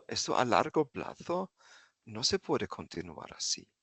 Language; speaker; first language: Spanish; non-native, fluent; German